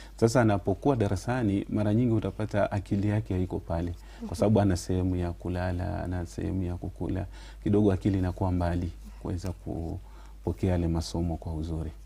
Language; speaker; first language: Swahili; non-native, local second language; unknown